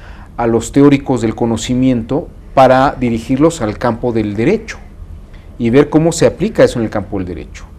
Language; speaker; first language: Spanish; native; Spanish